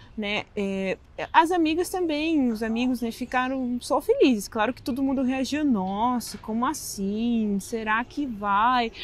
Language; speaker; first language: Portuguese; non-native, fluent; Russian